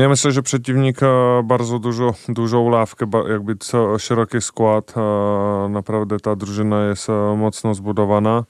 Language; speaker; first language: Polish; non-native, fluent; Czech